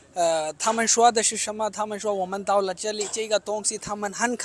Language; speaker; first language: Chinese; non-native, learner; Urdu